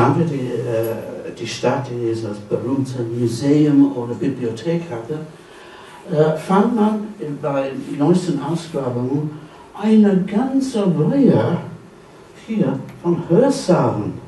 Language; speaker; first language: German; non-native, fluent; English